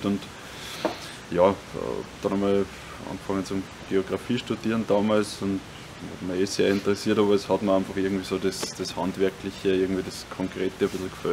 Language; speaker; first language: German; native; German